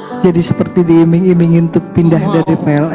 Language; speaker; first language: Indonesian; native; Indonesian